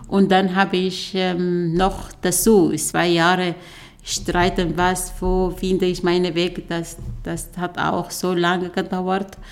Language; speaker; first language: German; non-native, learner; Arabic